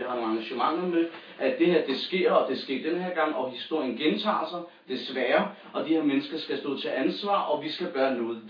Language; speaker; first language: Danish; native; Danish